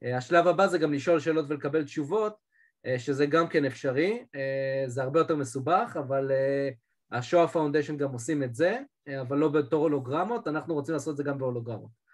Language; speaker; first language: Hebrew; native; Hebrew